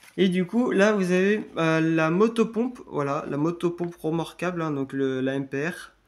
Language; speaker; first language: French; native; French